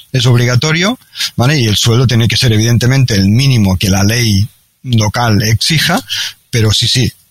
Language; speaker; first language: Spanish; native; Spanish